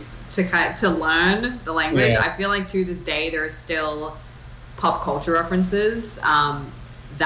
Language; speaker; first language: English; non-native, local second language; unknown